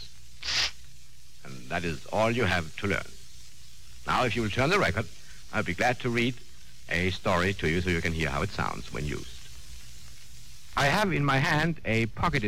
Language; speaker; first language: English; non-native, fluent; Danish